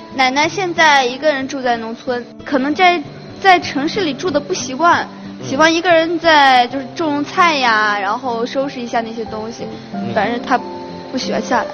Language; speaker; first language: Chinese; native; Chinese